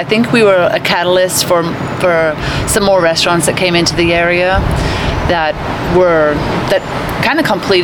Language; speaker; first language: English; native; English